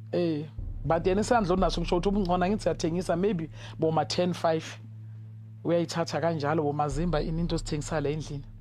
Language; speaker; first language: Zulu; non-native, local second language; Tsonga